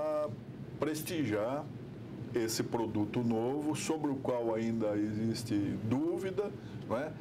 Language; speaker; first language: Portuguese; native; Portuguese